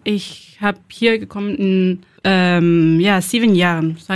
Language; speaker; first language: German; non-native, learner; Spanish